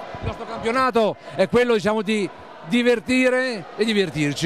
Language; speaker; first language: Italian; native; Italian